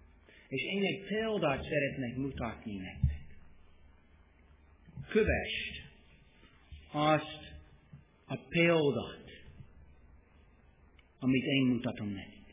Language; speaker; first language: Hungarian; non-native, fluent; English